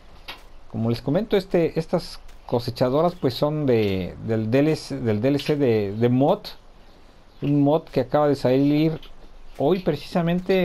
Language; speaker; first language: Spanish; native; Spanish